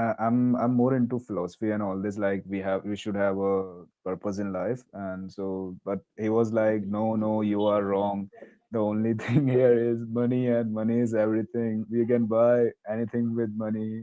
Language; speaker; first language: English; non-native, local second language; Hindi